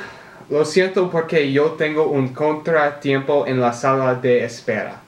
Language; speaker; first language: Spanish; non-native, learner; English